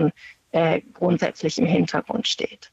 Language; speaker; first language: German; native; German